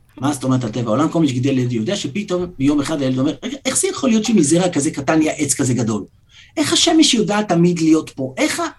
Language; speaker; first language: Hebrew; native; Hebrew